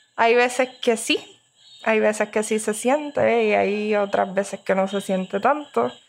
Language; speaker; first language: Spanish; native; Spanish